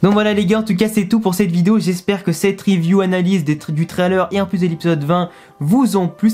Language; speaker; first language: French; native; French